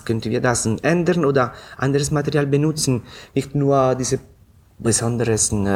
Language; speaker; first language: German; non-native, fluent; Italian